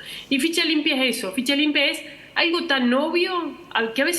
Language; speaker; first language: Spanish; native; Spanish